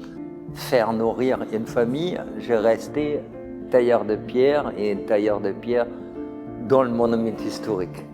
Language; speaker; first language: French; non-native, fluent; German